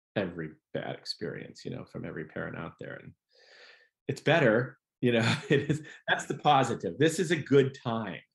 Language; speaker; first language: English; native; English